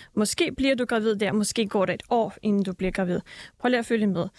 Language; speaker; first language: Danish; early bilingual, other home language; Russian